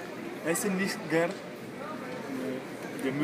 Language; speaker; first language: German; non-native, learner; Spanish